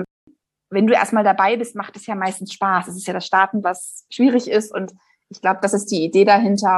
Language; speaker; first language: German; native; German